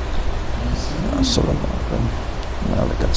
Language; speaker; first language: Indonesian; native; Indonesian